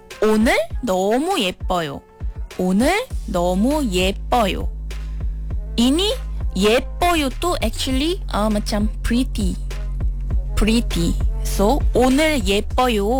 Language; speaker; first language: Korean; non-native, fluent; Malay